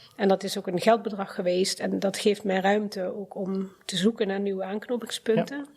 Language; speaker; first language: Dutch; early bilingual, other home language; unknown